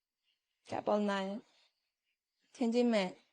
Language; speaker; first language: Hindi; non-native, fluent; Chinese